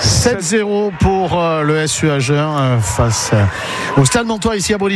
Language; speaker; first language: French; native; French